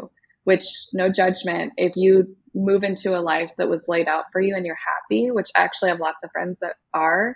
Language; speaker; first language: English; native; English